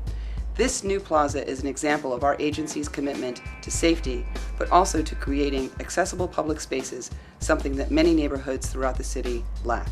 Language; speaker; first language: English; native; English